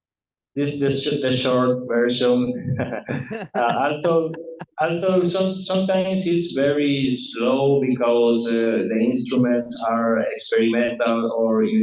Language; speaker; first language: English; non-native, learner; Spanish